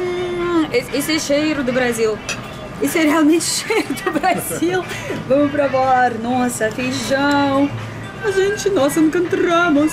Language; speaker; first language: Portuguese; non-native, learner; Russian